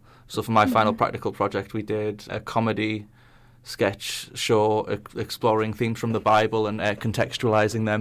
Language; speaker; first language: English; native; English